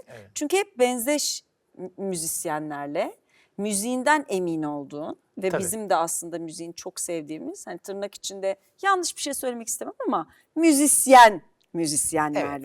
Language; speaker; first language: Turkish; native; Turkish